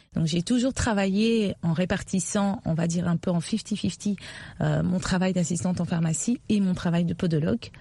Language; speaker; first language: French; non-native, local second language; Lingala